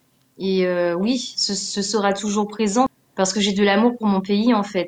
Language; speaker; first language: French; native; French